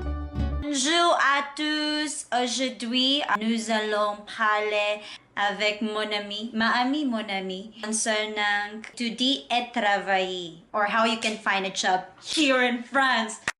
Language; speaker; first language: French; non-native, learner; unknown